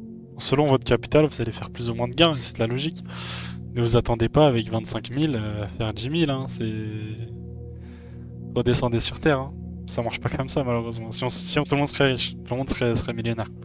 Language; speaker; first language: French; native; French